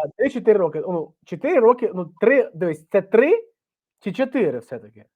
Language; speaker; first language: Ukrainian; native; Ukrainian